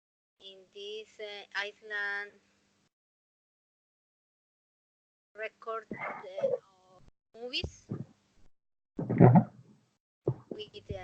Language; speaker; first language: English; non-native, learner; Spanish